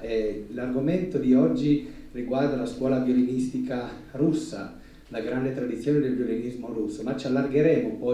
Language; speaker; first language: Italian; native; Italian